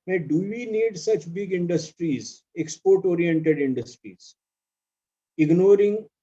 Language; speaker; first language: English; non-native, local second language; Marathi